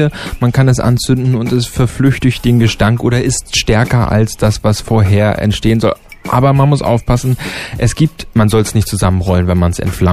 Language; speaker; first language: German; native; German